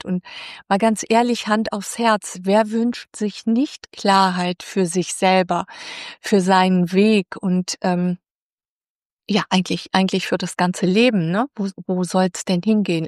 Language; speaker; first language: German; native; German